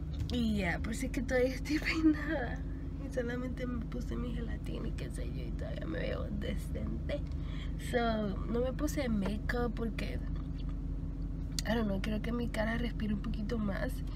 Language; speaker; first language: Spanish; native; Spanish